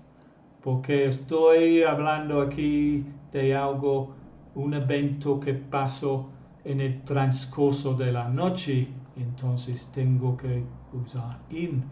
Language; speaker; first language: Spanish; non-native, fluent; English